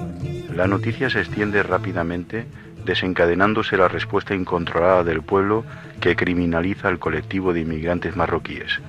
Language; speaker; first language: Spanish; native; Spanish